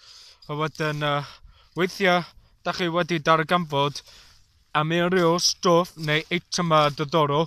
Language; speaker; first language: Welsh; non-native, learner; English